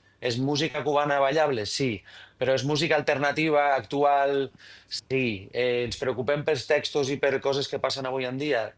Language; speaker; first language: Catalan; native; Catalan